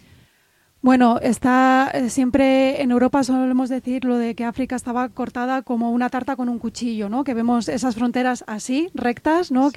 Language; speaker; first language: Spanish; native; Spanish